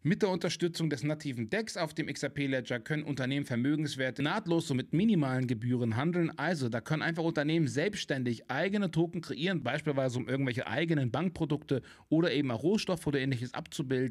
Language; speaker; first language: German; native; German